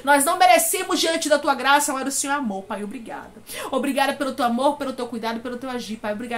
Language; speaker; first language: Portuguese; native; Portuguese